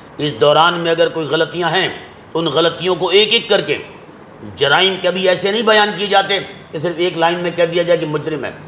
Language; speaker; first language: Urdu; native; Urdu